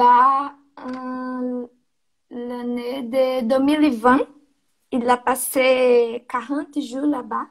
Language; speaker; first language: French; non-native, learner; Portuguese